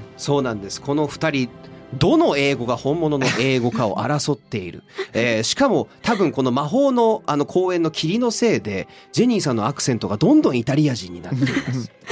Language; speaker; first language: Japanese; non-native, fluent; English